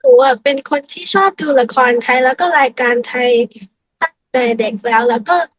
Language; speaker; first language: Thai; early bilingual, heritage; Thai